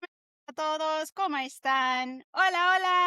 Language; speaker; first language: Spanish; non-native, learner; English